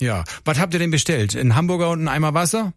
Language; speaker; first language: German; native; German